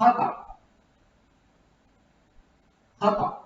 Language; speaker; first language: Arabic; non-native, fluent; Indonesian